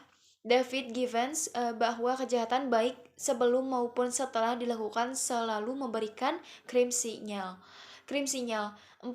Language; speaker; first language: Indonesian; native; Indonesian